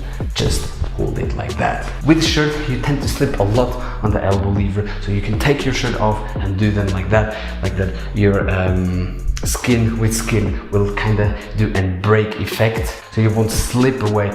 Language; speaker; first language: English; non-native, fluent; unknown